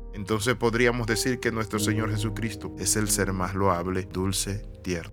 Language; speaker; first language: Spanish; native; Spanish